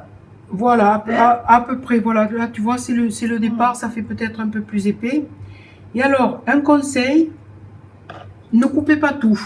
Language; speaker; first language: French; native; French